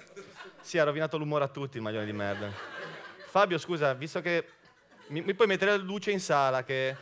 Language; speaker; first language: Italian; native; Italian